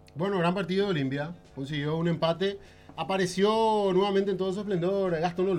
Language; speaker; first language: Spanish; native; Spanish